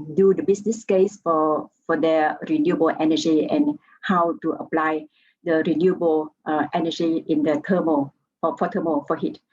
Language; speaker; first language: English; non-native, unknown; Vietnamese